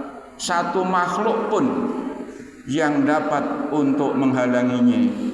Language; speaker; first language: Indonesian; native; Indonesian